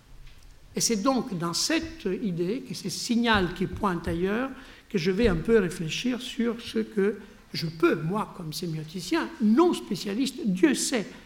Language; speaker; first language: French; non-native, fluent; Italian